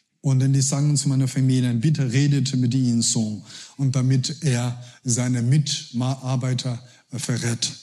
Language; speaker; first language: German; non-native, learner; Chinese